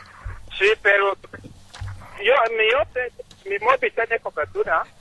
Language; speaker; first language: Spanish; non-native, learner; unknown